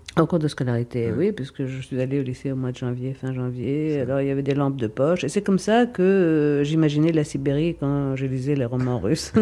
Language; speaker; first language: French; non-native, fluent; Greek